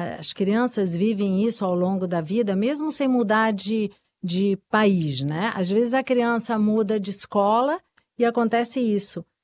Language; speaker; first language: Portuguese; early bilingual, other home language; Spanish